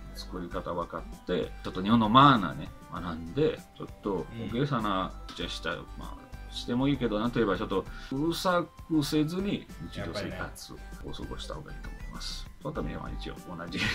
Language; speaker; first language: Japanese; non-native, fluent; Italian